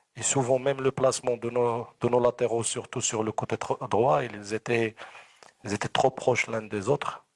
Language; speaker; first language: French; non-native, local second language; Arabic